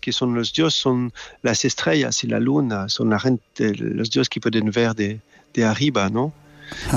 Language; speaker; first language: Spanish; non-native, fluent; French